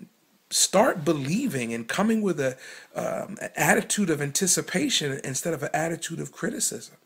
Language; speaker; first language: English; native; English